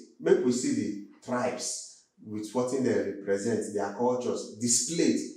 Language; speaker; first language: Nigerian Pidgin; non-native, local second language; Igbo